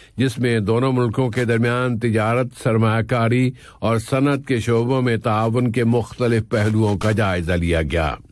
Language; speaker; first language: Urdu; native; Urdu